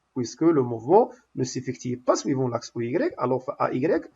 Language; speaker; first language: French; non-native, local second language; Arabic